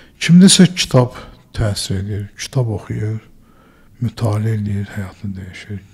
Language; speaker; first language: Azerbaijani; native; Azerbaijani